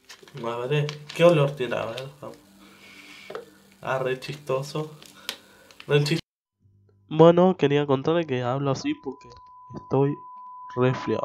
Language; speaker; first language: Spanish; native; Spanish